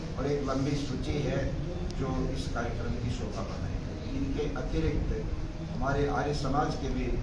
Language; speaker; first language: Hindi; native; Hindi